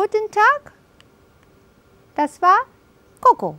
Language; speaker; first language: German; non-native, fluent; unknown